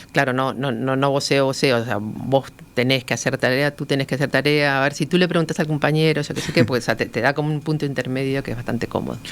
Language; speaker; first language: Spanish; native; Spanish